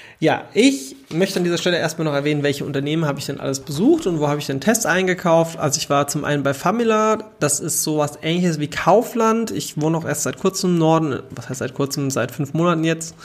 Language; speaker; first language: German; native; German